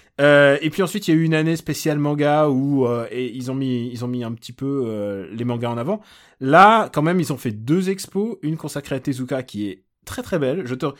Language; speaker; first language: French; early bilingual, other home language; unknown